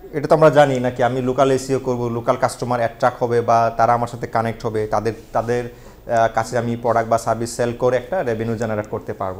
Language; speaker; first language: Bangla; non-native, local second language; Garo